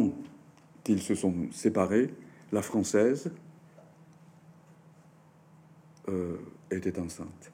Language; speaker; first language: French; non-native, fluent; Japanese